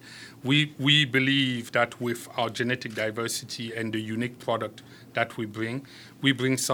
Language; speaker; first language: English; non-native, local second language; French